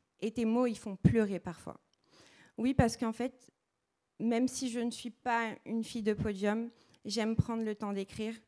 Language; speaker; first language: French; early bilingual, other home language; Portuguese